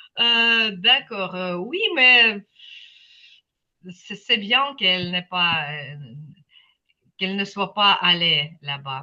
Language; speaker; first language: French; non-native, fluent; Ukrainian